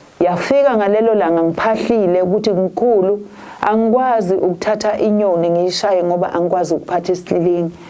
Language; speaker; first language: Zulu; native; Zulu